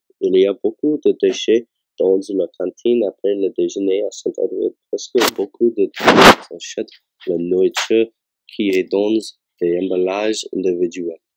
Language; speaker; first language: French; non-native, learner; English